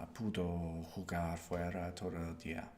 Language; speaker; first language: Spanish; non-native, learner; English